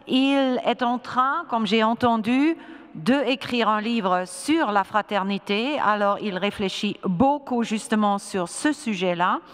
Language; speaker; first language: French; non-native, fluent; German